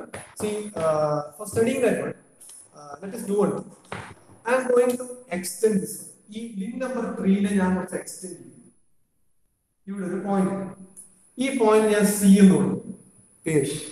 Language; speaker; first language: English; non-native, local second language; Malayalam